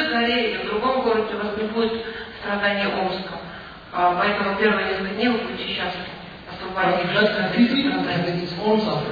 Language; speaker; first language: Russian; native; Russian